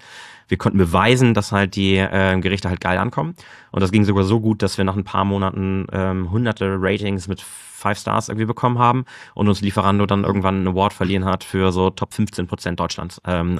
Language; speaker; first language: German; native; German